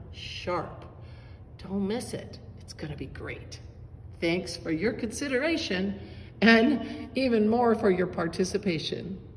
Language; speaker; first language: English; native; English